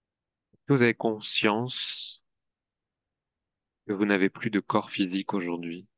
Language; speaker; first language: French; native; French